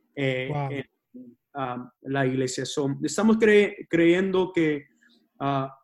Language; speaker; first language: Spanish; early bilingual, heritage; Spanish